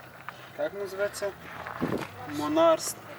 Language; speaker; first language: Russian; non-native, learner; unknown